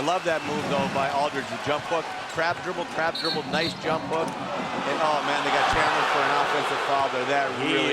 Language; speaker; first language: English; native; English